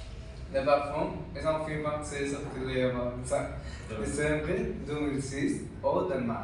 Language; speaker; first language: French; non-native, learner; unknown